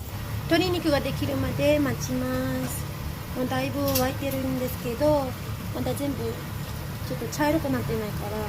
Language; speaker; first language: Japanese; non-native, fluent; Filipino